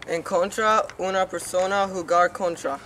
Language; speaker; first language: Spanish; non-native, learner; English